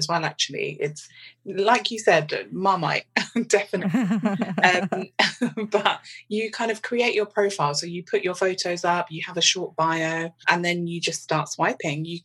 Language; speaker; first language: English; native; English